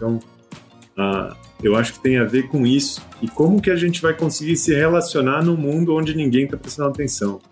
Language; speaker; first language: Portuguese; native; Portuguese